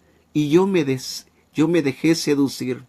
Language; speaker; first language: Spanish; native; Spanish